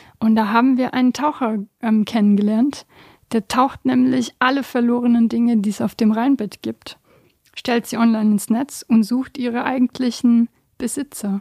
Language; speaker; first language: German; early bilingual, other home language; Bosnian